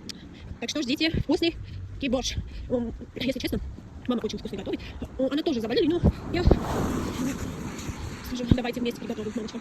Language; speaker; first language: Russian; non-native, fluent; Armenian